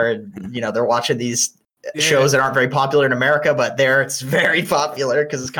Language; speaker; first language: English; native; English